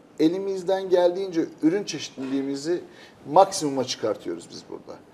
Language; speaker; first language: Turkish; native; Turkish